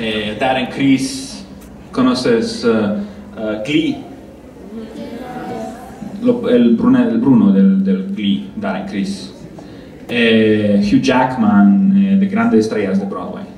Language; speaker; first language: Spanish; non-native, learner; Romanian